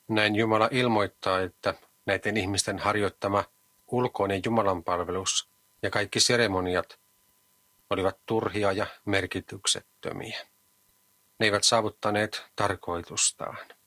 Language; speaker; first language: Finnish; native; Finnish